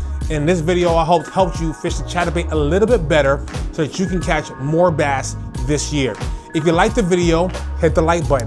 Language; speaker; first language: English; native; English